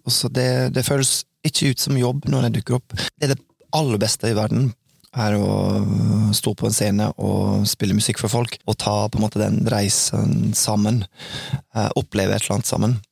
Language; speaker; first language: Norwegian; non-native, fluent; English